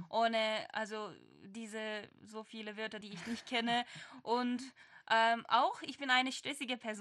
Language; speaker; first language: German; non-native, learner; Turkish